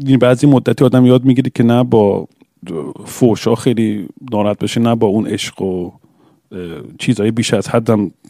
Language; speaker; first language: Persian; early bilingual, heritage; English